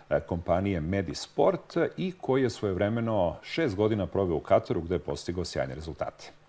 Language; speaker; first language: Serbian; native; Serbian